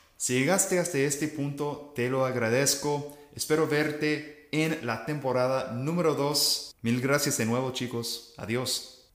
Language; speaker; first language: Spanish; non-native, fluent; English